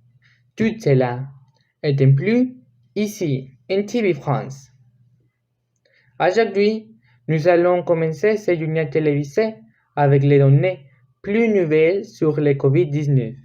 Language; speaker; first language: French; non-native, learner; Spanish